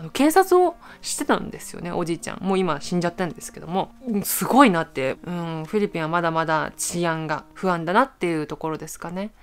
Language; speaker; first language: Japanese; native; Japanese